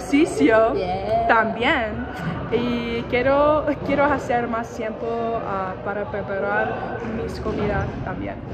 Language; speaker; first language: Spanish; non-native, learner; English